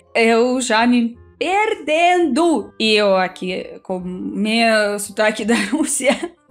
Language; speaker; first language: Portuguese; non-native, fluent; Russian